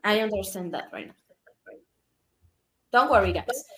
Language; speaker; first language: English; non-native, learner; Spanish